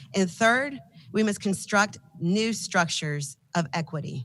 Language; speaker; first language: English; native; English